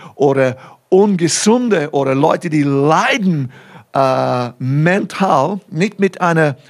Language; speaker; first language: German; non-native, fluent; English